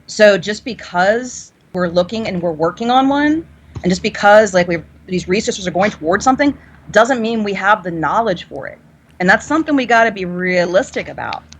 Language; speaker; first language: English; native; English